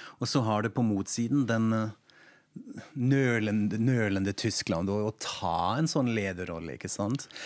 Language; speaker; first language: Norwegian; non-native, fluent; German